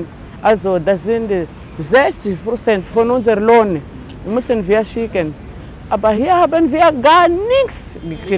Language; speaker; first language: German; non-native, learner; Portuguese